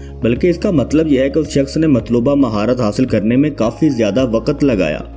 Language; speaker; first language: Urdu; native; Urdu